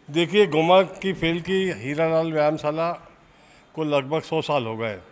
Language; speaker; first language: Hindi; native; Hindi